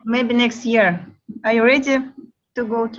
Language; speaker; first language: English; non-native, learner; Russian